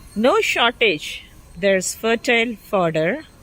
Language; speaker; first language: English; non-native, local second language; Tamil